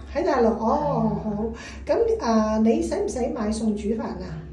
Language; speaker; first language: Cantonese; native; Cantonese